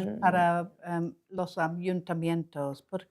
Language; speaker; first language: Spanish; non-native, learner; English